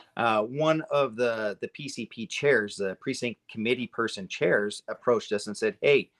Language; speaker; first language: English; native; English